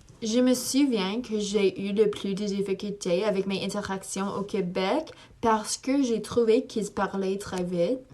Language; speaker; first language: French; non-native, learner; English